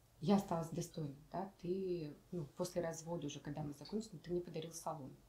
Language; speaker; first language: Russian; native; Russian